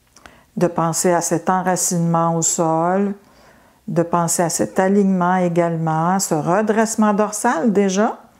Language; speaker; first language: French; native; French